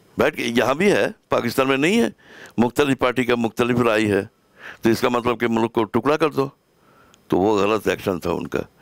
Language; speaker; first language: Urdu; native; Urdu